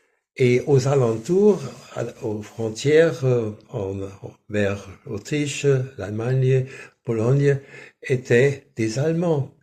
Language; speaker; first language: French; non-native, fluent; German